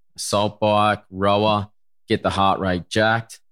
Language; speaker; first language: English; native; English